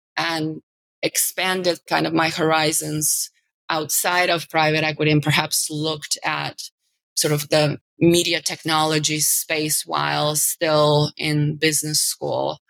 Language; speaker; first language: English; non-native, fluent; Bulgarian